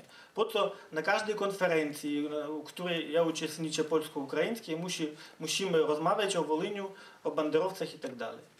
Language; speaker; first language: Polish; non-native, fluent; Ukrainian